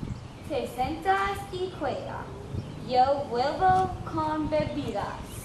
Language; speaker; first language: Spanish; non-native, learner; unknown